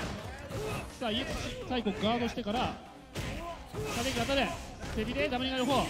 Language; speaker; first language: Japanese; native; Japanese